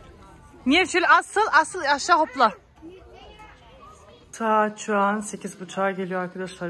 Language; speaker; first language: Turkish; native; Turkish